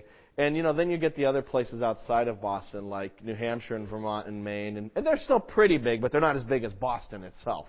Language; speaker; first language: English; native; English